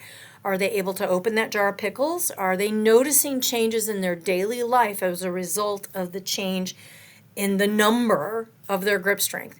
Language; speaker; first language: English; native; English